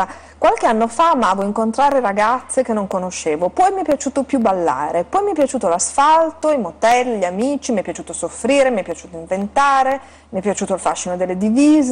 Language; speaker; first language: Italian; native; Italian